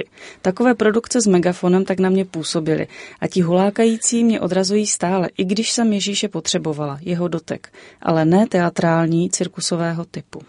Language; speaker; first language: Czech; native; Czech